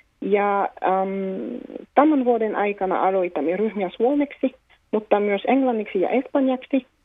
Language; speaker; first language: Finnish; non-native, fluent; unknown